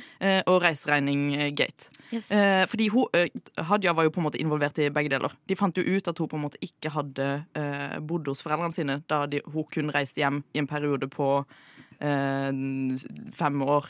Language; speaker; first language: Norwegian; native; Norwegian